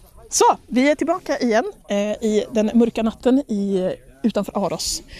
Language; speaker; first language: Swedish; native; Swedish